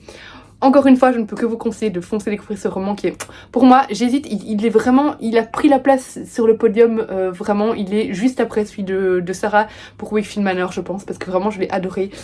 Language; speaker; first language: French; native; French